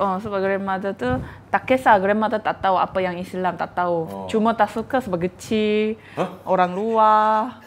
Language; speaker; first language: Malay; non-native, fluent; Korean